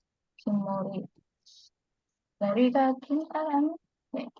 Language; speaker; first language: Korean; non-native, fluent; Indonesian